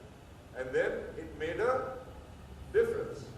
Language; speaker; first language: English; non-native, local second language; Hindi